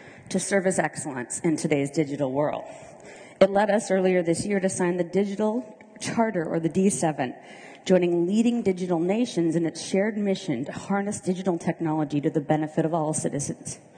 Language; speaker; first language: English; native; English